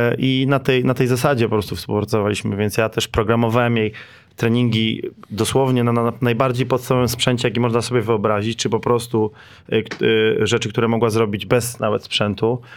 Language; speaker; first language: Polish; native; Polish